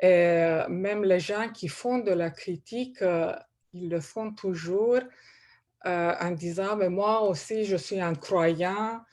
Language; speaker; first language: French; non-native, fluent; Romanian